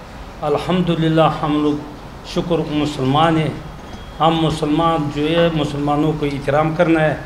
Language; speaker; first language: Urdu; non-native, learner; Pashto